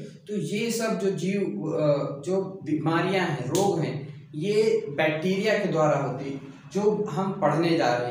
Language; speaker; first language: Hindi; native; Hindi